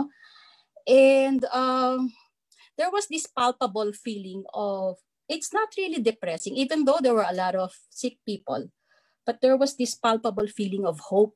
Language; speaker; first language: English; non-native, local second language; Filipino